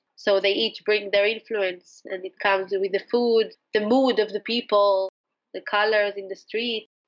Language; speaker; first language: English; non-native, fluent; Hebrew